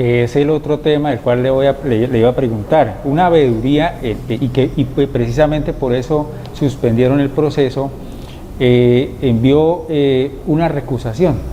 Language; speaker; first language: Spanish; native; Spanish